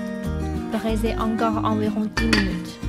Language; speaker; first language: French; non-native, fluent; Chinese